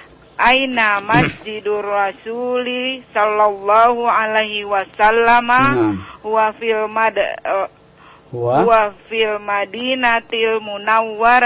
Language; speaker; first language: Arabic; non-native, learner; Indonesian